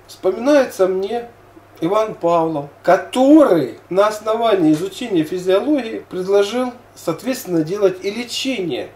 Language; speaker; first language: Russian; native; Russian